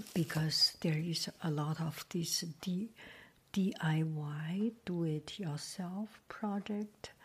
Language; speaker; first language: English; non-native, fluent; Chinese